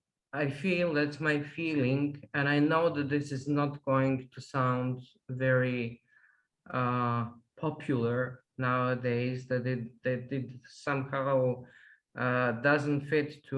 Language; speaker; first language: English; non-native, fluent; Serbian